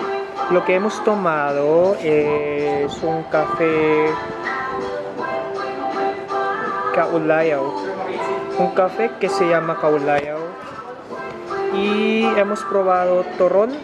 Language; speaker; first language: Spanish; non-native, fluent; Filipino